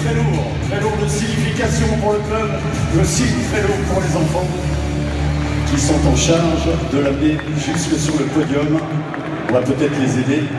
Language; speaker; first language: French; native; French